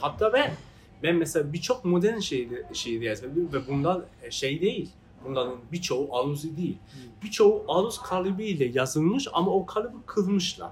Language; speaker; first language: Turkish; non-native, fluent; Persian